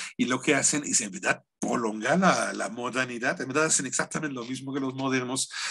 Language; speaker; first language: Spanish; non-native, fluent; German